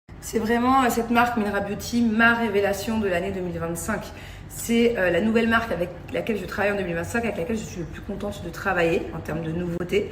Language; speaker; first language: French; native; French